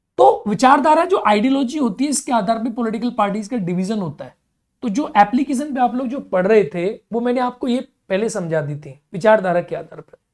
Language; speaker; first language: Hindi; native; Hindi